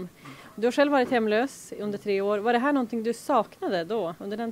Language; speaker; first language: Swedish; native; Swedish